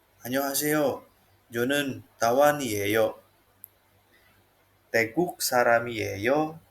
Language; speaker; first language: Korean; non-native, fluent; Indonesian